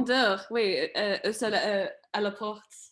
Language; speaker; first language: French; non-native, fluent; English